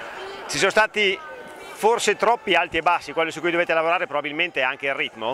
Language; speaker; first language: Italian; native; Italian